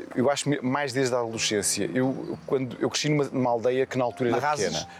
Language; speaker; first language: Portuguese; native; Portuguese